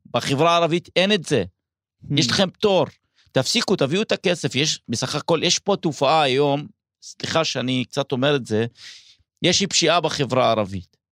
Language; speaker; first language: Hebrew; non-native, local second language; Arabic